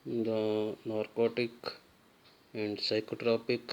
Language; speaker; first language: English; non-native, local second language; Punjabi